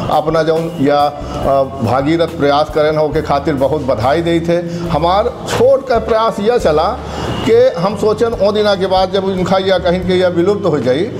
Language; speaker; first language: Hindi; native; Hindi